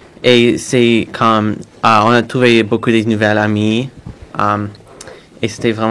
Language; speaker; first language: French; non-native, local second language; English